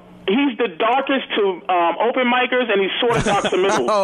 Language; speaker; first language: English; native; English